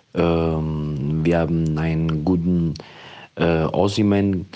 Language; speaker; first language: German; non-native, fluent; Italian